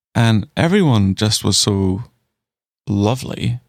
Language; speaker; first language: English; native; English